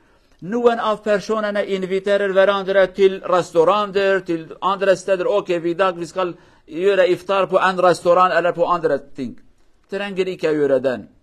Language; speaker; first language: Norwegian; non-native, learner; Kurdish